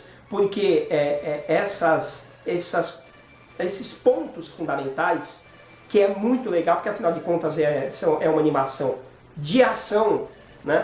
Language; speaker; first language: Portuguese; native; Portuguese